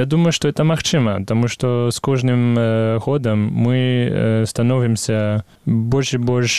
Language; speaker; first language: Belarusian; non-native, fluent; French